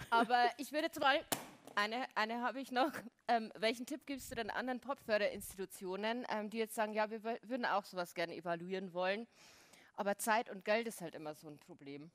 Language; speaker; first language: German; native; German